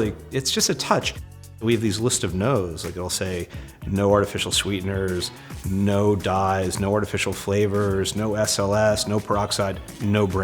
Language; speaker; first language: English; native; English